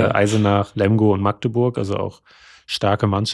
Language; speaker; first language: German; native; German